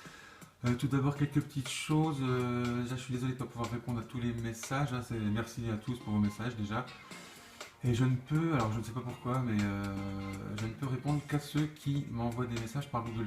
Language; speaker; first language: French; native; French